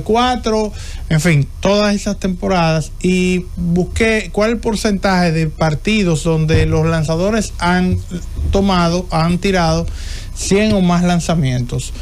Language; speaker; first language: Spanish; native; Spanish